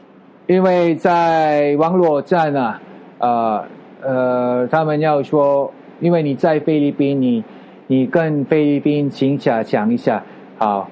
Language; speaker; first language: Chinese; non-native, fluent; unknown